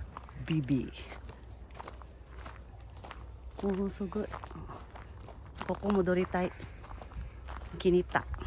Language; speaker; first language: Japanese; non-native, learner; Filipino